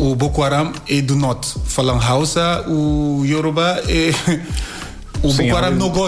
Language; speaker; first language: Portuguese; non-native, learner; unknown